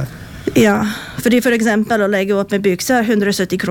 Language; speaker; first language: Norwegian; non-native, fluent; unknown